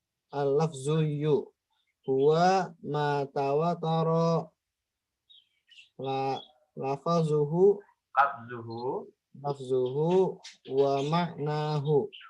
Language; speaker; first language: Arabic; non-native, learner; Indonesian